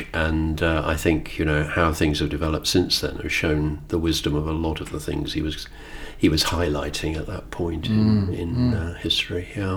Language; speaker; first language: English; native; English